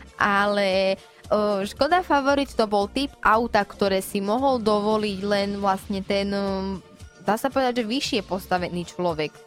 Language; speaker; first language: Slovak; native; Slovak